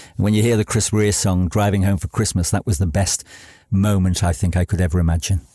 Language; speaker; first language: English; native; English